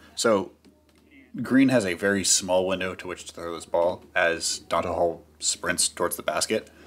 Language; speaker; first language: English; native; English